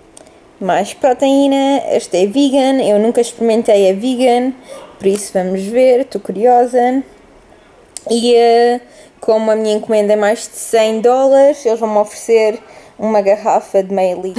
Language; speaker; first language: Portuguese; early bilingual, heritage; Portuguese